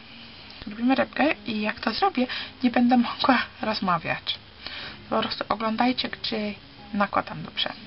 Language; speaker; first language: Polish; early bilingual, heritage; Polish